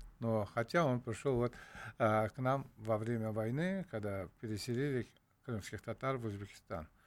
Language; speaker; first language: Russian; non-native, local second language; Uzbek